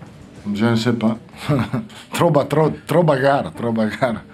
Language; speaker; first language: French; non-native, learner; Italian